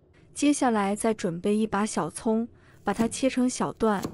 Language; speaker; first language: Chinese; native; Chinese